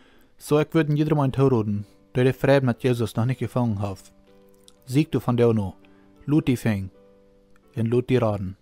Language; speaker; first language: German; non-native, learner; Plautdietsch